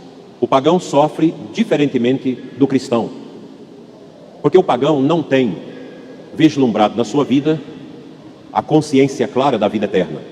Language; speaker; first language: Portuguese; native; Portuguese